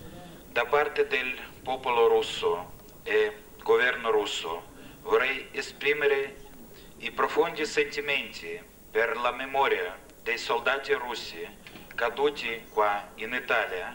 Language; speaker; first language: Italian; non-native, fluent; Russian